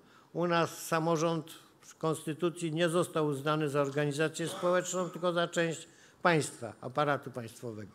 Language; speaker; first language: Polish; native; Polish